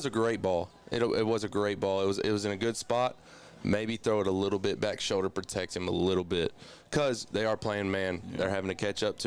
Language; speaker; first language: English; native; English